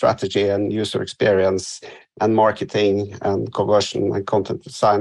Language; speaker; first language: English; non-native, fluent; Norwegian